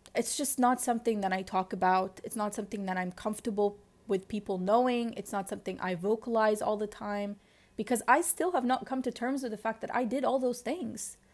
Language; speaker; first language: English; non-native, fluent; Arabic